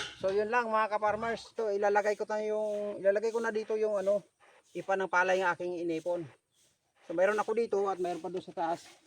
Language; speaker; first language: Filipino; non-native, local second language; Cebuano